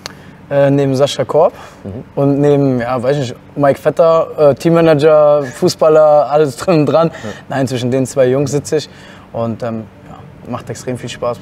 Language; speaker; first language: German; native; German